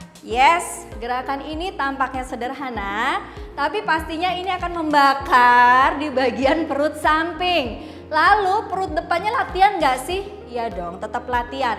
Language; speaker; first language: Indonesian; native; Indonesian